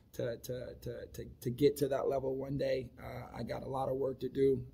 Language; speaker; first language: English; native; English